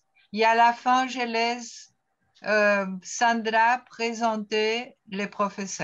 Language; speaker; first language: French; non-native, fluent; Portuguese